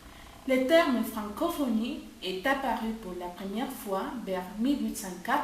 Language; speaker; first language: French; non-native, learner; Spanish